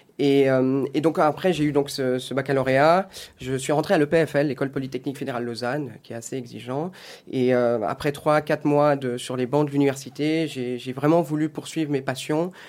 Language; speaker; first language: French; native; French